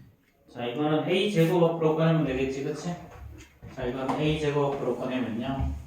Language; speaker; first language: Korean; native; Korean